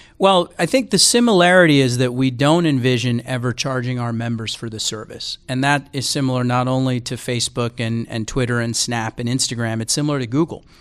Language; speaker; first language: English; native; English